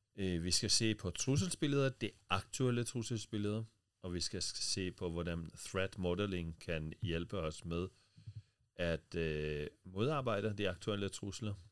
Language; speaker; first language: Danish; non-native, fluent; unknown